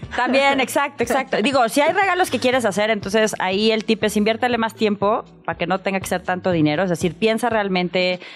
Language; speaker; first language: Spanish; native; Spanish